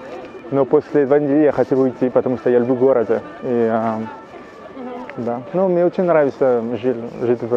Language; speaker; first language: Russian; non-native, learner; French